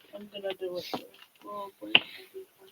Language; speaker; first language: English; native; English